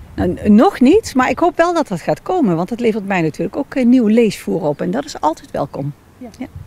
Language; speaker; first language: Dutch; native; Dutch